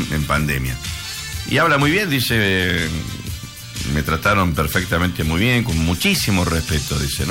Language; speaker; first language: Spanish; native; Spanish